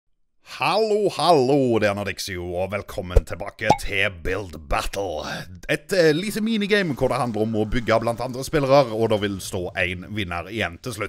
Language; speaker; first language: Norwegian; native; Norwegian